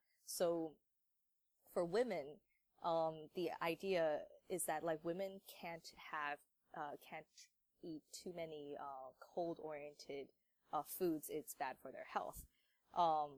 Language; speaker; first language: English; native; English